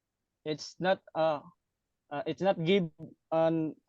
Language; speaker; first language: English; non-native, learner; Cebuano